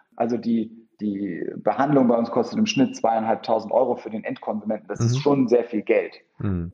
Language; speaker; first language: German; native; German